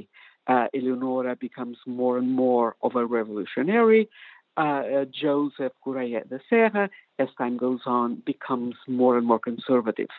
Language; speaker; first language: English; non-native, fluent; Portuguese